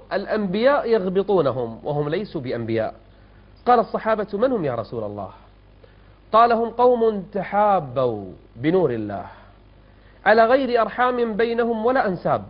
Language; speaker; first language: Arabic; native; Arabic